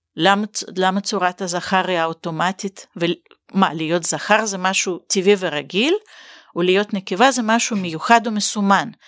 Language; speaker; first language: Hebrew; native; Hebrew